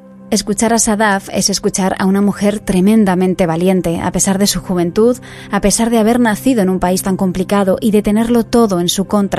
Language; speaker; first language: Spanish; native; Spanish